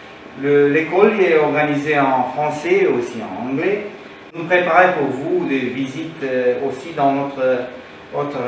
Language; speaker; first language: French; non-native, learner; Romanian